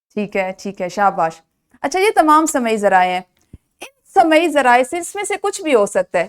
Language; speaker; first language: Urdu; non-native, local second language; Punjabi